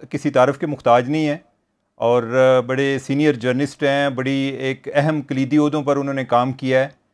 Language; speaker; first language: Urdu; non-native, local second language; Punjabi